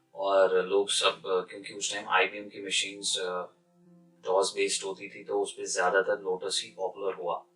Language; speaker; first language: Urdu; non-native, local second language; Kashmiri